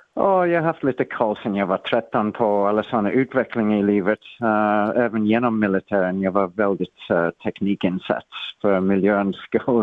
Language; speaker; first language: Swedish; non-native, fluent; English